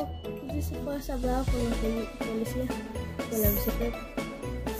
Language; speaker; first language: Spanish; early bilingual, heritage; Spanish